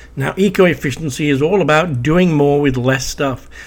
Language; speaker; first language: English; native; English